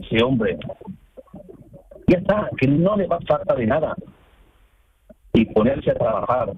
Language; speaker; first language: Spanish; non-native, fluent; Arabic